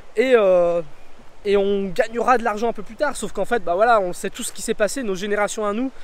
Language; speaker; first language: French; native; French